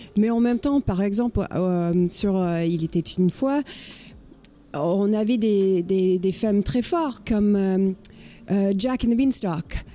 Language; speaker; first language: French; non-native, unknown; English